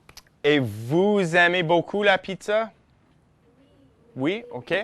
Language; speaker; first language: French; non-native, fluent; English